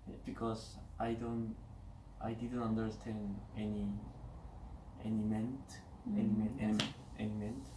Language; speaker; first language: English; non-native, learner; Korean